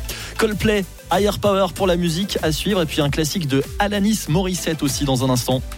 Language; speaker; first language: French; native; French